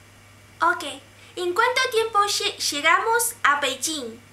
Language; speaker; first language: Spanish; non-native, fluent; Chinese